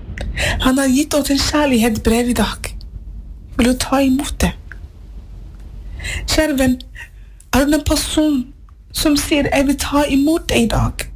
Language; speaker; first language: Swedish; non-native, learner; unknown